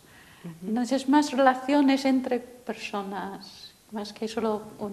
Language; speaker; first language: Spanish; non-native, fluent; English